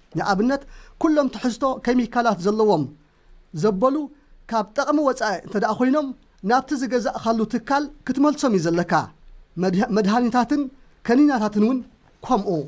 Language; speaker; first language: Tigrinya; native; Tigrinya